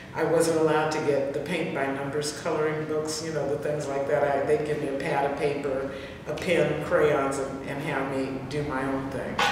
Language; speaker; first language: English; native; English